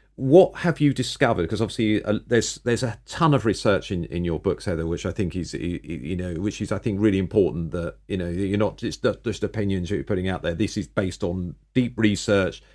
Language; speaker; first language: English; native; English